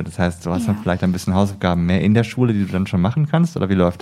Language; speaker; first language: German; native; German